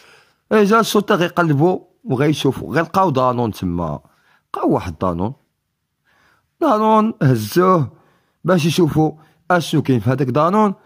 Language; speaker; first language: Arabic; native; Arabic